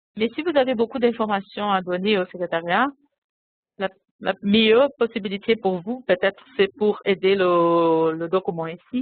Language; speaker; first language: French; non-native, fluent; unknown